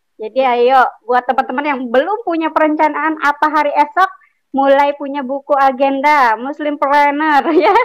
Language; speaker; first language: Indonesian; native; Indonesian